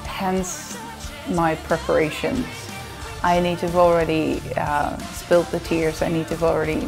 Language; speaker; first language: English; non-native, fluent; Dutch